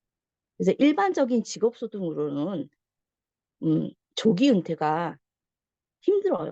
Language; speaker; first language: Korean; native; Korean